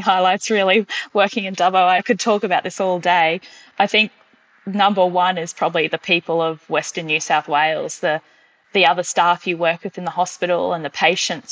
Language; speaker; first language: English; native; English